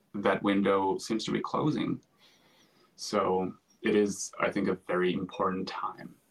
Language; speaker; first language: English; non-native, fluent; Finnish